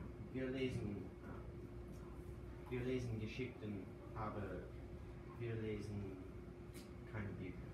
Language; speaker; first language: German; non-native, learner; English